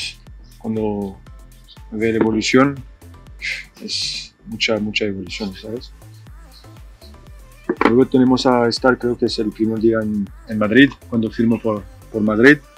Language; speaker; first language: Spanish; non-native, fluent; French